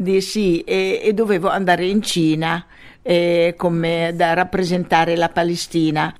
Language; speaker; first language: Italian; non-native, fluent; Arabic